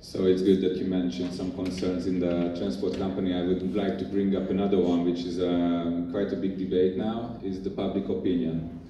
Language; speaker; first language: English; non-native, fluent; Hungarian